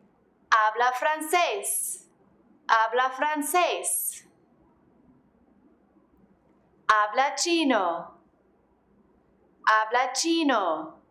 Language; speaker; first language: Spanish; non-native, fluent; English